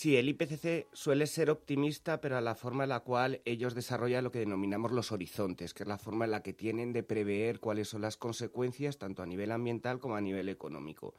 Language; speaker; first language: Spanish; native; Spanish